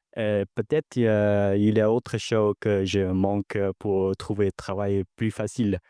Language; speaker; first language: French; non-native, learner; Vietnamese